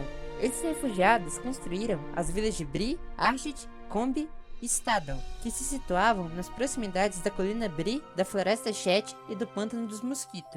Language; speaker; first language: Portuguese; native; Portuguese